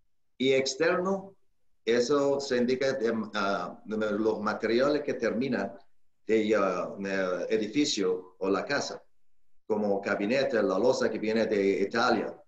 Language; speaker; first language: Spanish; non-native, learner; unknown